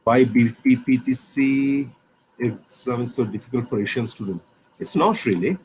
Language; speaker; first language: English; non-native, local second language; Bangla